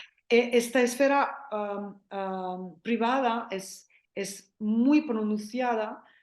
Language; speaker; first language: Spanish; non-native, fluent; French